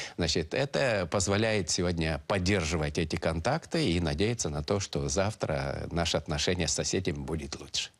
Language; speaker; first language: Russian; non-native, local second language; Romanian